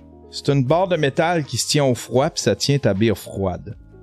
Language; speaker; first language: French; native; French